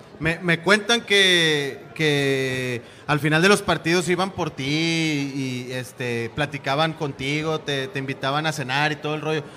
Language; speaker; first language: Spanish; native; Spanish